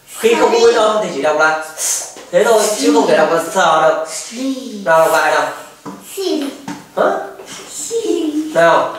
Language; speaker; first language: Vietnamese; native; Vietnamese